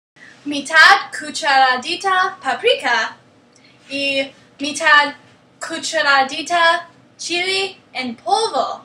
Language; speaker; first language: Spanish; non-native, learner; English